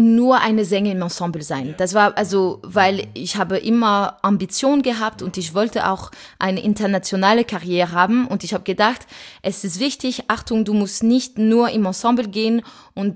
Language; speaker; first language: German; non-native, fluent; French